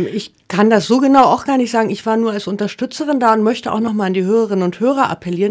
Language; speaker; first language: German; native; German